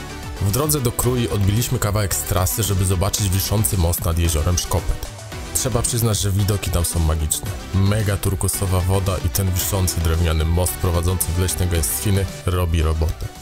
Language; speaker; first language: Polish; native; Polish